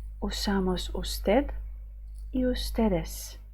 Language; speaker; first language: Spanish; non-native, fluent; Ukrainian